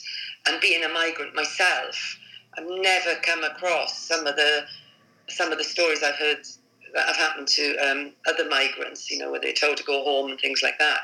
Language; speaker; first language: English; native; English